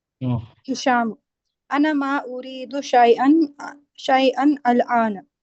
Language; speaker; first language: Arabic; non-native, learner; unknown